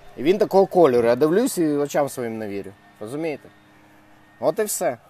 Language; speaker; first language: Ukrainian; non-native, local second language; Russian